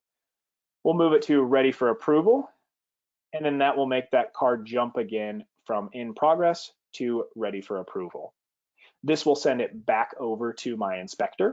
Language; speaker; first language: English; native; English